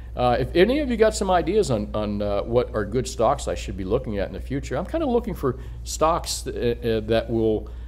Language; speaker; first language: English; native; English